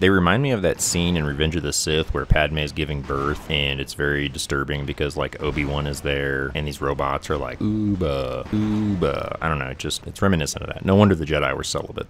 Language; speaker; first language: English; native; English